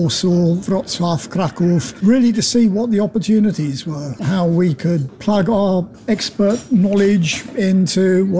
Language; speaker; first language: English; native; English